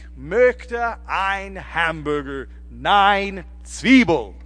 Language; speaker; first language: German; non-native, learner; English